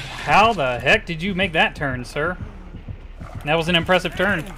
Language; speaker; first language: English; native; English